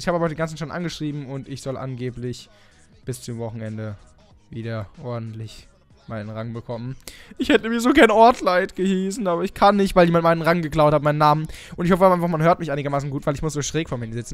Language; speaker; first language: German; native; German